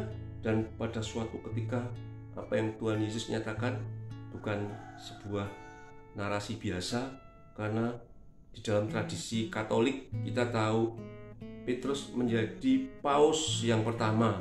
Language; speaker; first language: Indonesian; native; Indonesian